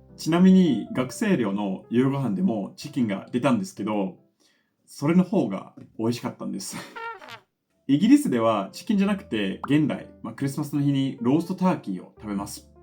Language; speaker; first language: Japanese; non-native, fluent; English